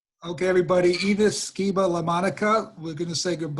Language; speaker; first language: English; native; English